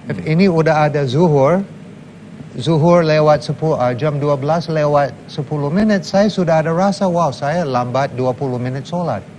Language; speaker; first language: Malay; non-native, fluent; English